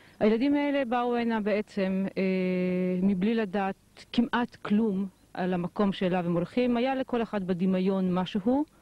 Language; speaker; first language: Hebrew; native; Hebrew